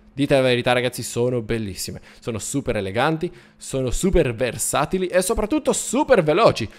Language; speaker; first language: Italian; native; Italian